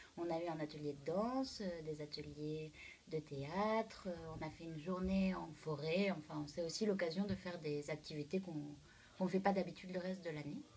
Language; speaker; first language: French; native; French